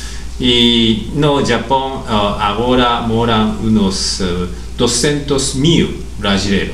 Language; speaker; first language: Portuguese; non-native, learner; Japanese